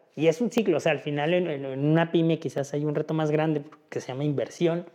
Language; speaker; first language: Spanish; native; Spanish